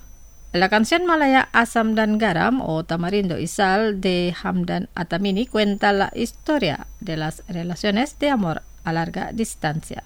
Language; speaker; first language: Spanish; non-native, fluent; Indonesian